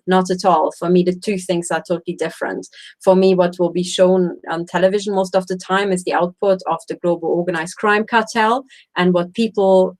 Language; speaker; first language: English; non-native, fluent; Romanian